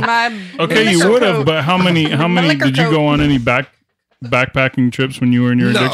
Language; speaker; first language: English; native; English